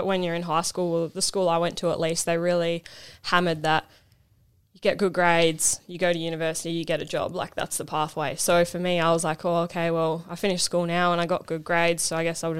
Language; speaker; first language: English; native; English